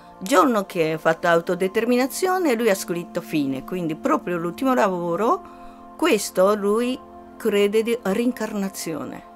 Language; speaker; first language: Italian; non-native, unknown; Japanese